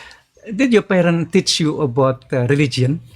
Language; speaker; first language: English; non-native, learner; Indonesian